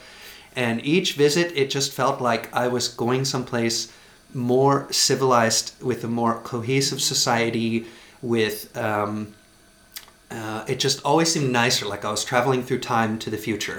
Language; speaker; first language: English; native; English